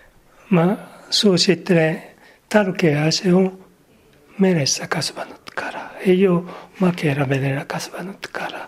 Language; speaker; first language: Finnish; non-native, learner; Japanese